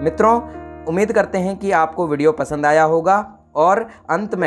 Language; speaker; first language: Hindi; native; Hindi